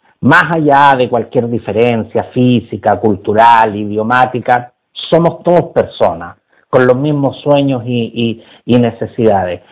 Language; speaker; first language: Spanish; native; Spanish